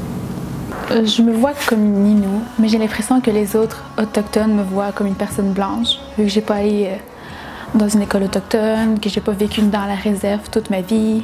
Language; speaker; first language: French; non-native, local second language; Innu-aimun